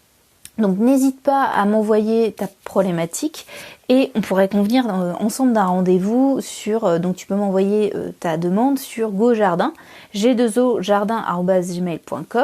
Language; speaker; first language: French; native; French